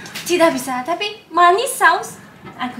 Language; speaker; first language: Indonesian; non-native, learner; Japanese